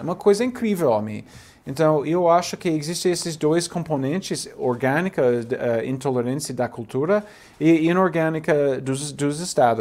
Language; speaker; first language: Portuguese; non-native, fluent; English